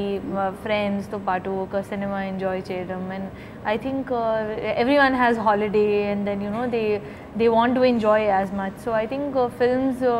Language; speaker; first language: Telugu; non-native, learner; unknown